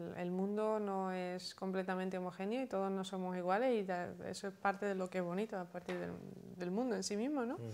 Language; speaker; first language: Spanish; native; Spanish